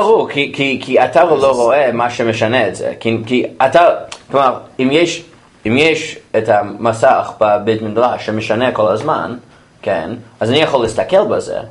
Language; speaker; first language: Hebrew; non-native, fluent; English